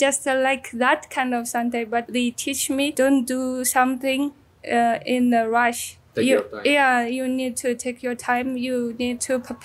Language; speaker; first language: English; non-native, fluent; Chinese